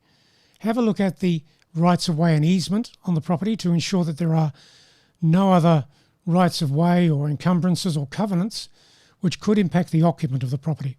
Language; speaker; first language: English; native; English